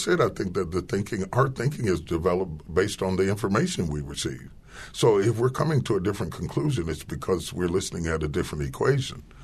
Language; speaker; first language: English; native; English